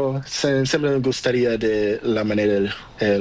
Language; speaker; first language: Spanish; non-native, learner; Portuguese